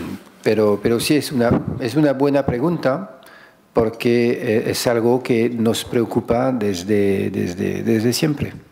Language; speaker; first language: Spanish; non-native, fluent; French